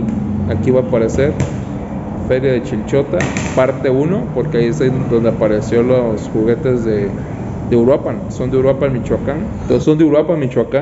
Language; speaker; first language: Spanish; native; Spanish